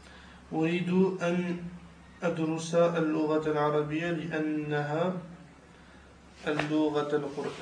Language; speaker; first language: Arabic; non-native, learner; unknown